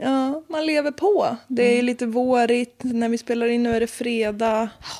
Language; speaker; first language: Swedish; native; Swedish